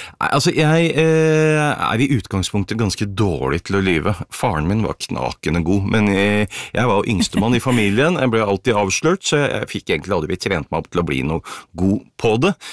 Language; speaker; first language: Norwegian; native; Norwegian